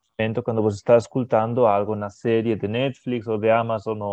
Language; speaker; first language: Portuguese; non-native, learner; Spanish